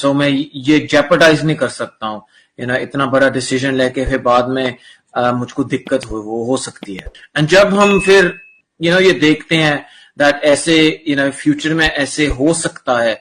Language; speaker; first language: Hindi; non-native, fluent; English